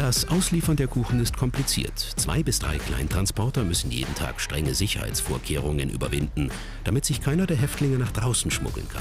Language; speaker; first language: German; native; German